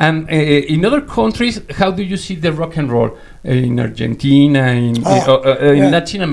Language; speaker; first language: English; non-native, learner; Spanish